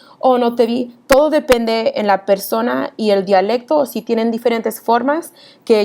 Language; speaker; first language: Spanish; early bilingual, heritage; Spanish